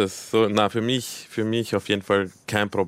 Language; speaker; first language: German; early bilingual, other home language; Croatian